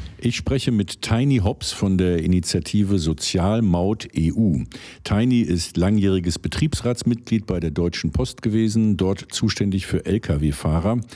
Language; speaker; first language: German; native; German